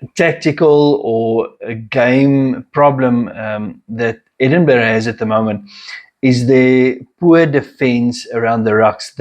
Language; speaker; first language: English; non-native, local second language; Afrikaans